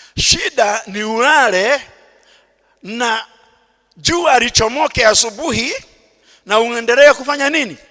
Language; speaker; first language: Swahili; non-native, local second language; Kikuyu